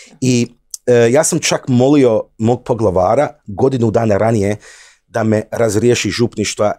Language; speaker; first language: Croatian; early bilingual, heritage; Croatian